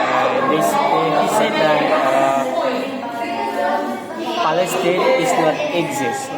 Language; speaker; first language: English; non-native, learner; Indonesian